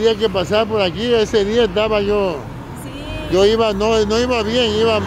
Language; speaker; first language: Spanish; native; Spanish